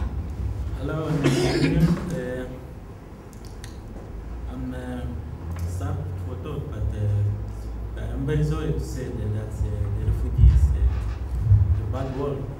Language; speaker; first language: English; non-native, learner; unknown